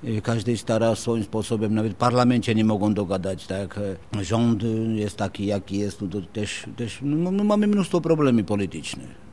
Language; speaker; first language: Polish; non-native, fluent; Georgian